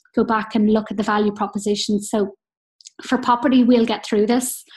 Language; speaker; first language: English; native; English